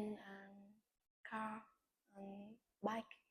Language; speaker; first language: English; non-native, learner; Vietnamese